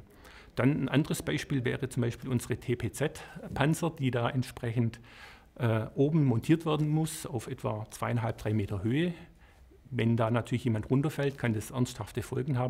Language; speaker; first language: German; native; German